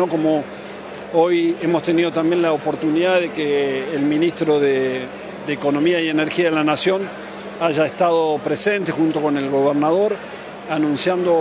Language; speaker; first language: Spanish; native; Spanish